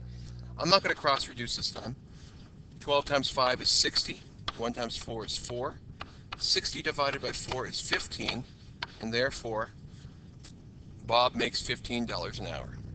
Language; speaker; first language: English; native; English